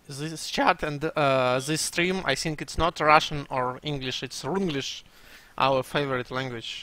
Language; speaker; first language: English; non-native, learner; Russian